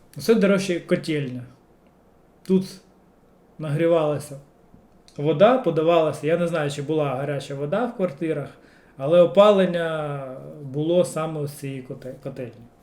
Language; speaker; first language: Ukrainian; non-native, local second language; Russian